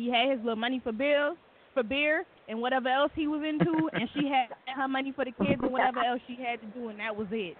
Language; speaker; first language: English; native; English